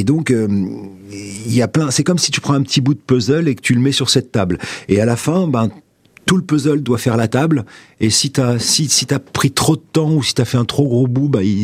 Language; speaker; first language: French; native; French